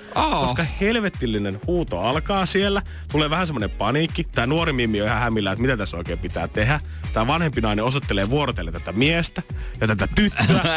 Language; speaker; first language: Finnish; native; Finnish